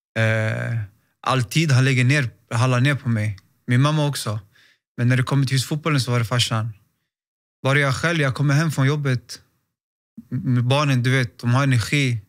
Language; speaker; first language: Swedish; native; Swedish